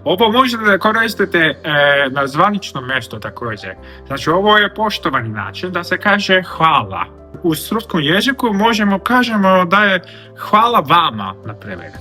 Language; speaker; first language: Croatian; non-native, fluent; Korean